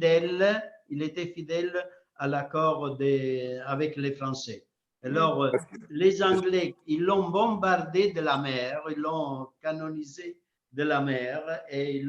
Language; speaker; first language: French; non-native, fluent; Italian